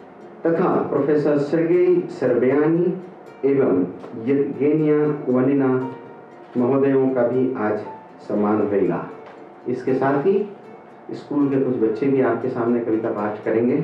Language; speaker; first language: Hindi; native; Hindi